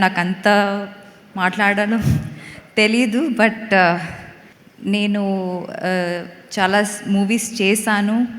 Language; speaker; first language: Telugu; non-native, learner; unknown